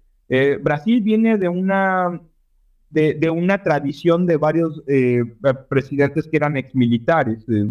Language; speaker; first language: Spanish; native; Spanish